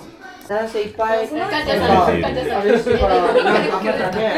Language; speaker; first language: Japanese; native; Japanese